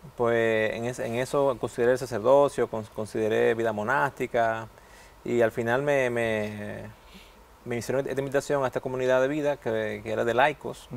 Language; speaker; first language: Spanish; early bilingual, heritage; Spanish